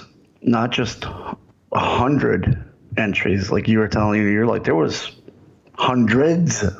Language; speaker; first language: English; native; English